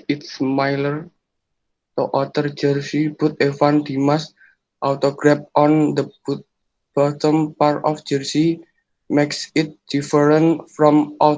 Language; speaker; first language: English; non-native, learner; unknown